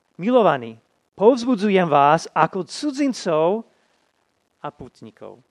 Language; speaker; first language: Slovak; non-native, fluent; English